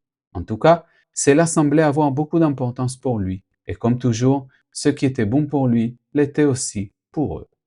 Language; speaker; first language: French; non-native, fluent; Spanish